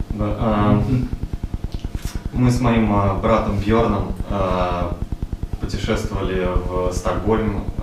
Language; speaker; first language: Russian; native; Russian